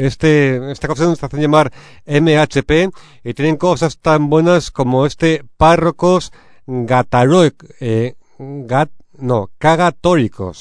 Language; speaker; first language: Spanish; native; Spanish